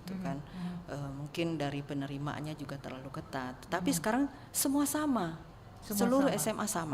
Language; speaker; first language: Indonesian; native; Indonesian